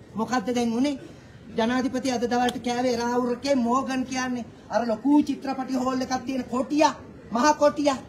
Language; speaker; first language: Sinhala; native; Sinhala